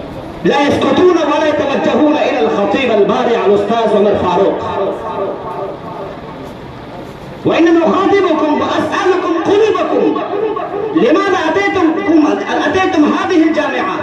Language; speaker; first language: Arabic; non-native, fluent; Urdu